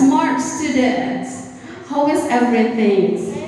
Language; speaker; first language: English; non-native, fluent; Indonesian